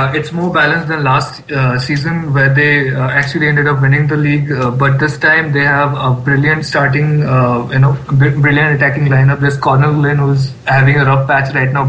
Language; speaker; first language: English; non-native, local second language; Bangla